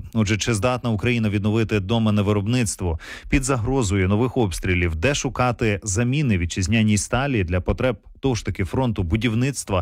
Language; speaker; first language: Ukrainian; native; Ukrainian